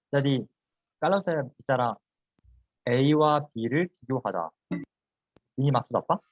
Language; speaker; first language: Indonesian; non-native, fluent; Korean